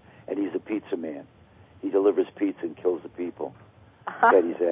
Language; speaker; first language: English; native; English